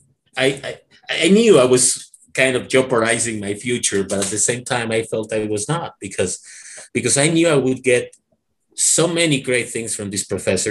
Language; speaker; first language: English; non-native, fluent; Spanish